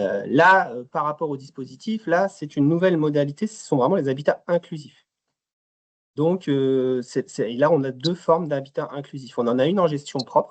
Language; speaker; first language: French; native; French